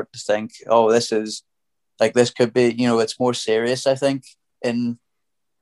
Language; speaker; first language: English; native; English